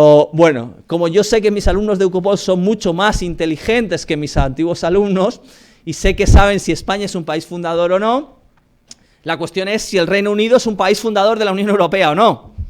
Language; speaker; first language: Spanish; native; Spanish